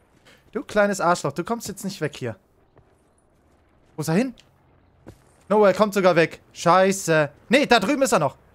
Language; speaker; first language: German; native; German